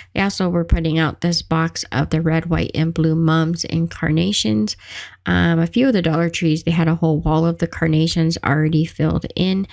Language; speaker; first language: English; native; English